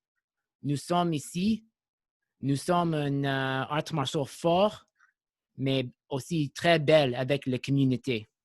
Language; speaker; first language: French; non-native, local second language; English